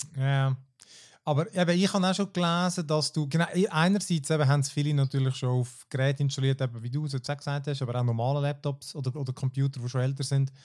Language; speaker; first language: German; native; German